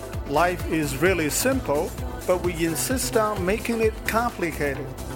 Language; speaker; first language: English; non-native, fluent; Chinese